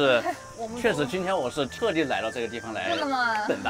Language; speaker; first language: Chinese; native; Chinese